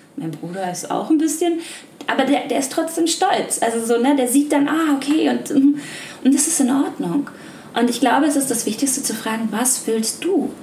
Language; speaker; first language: German; native; German